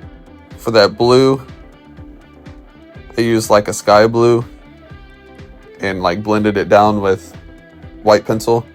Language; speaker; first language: English; native; English